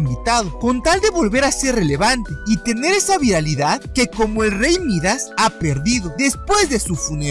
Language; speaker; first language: Spanish; native; Spanish